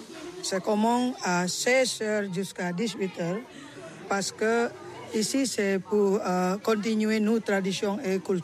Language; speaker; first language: French; non-native, learner; Balinese